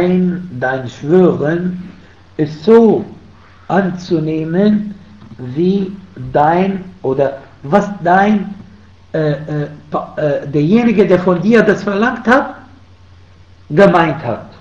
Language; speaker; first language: German; non-native, fluent; Arabic